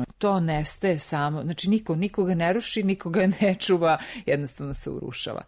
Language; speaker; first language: Serbian; native; Serbian